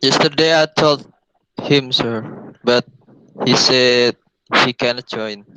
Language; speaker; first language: English; non-native, learner; Indonesian